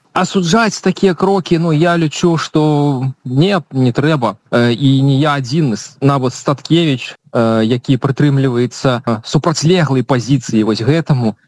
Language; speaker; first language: Belarusian; non-native, local second language; Russian